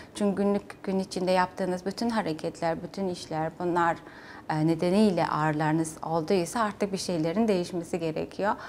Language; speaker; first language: Turkish; non-native, fluent; Mongolian